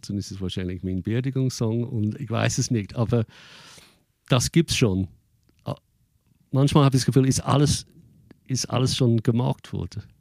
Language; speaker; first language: German; non-native, fluent; English